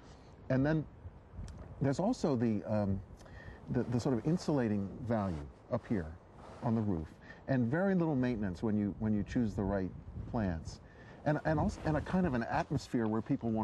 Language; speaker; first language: English; native; English